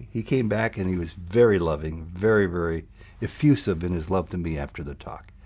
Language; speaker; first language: English; native; English